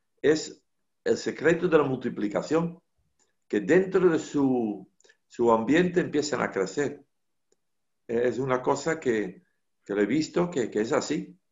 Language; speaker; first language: Spanish; non-native, fluent; Dutch